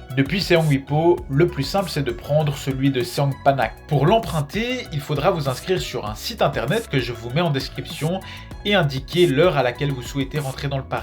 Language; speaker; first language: French; native; French